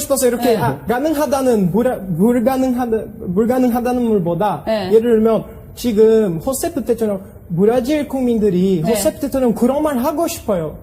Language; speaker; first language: Korean; non-native, fluent; Portuguese